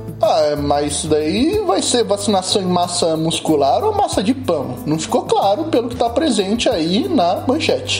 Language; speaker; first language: Portuguese; native; Portuguese